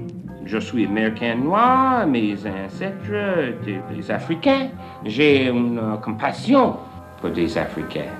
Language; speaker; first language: French; non-native, learner; English